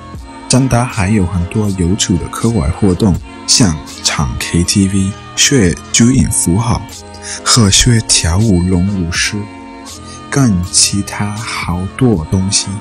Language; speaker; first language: Chinese; non-native, learner; English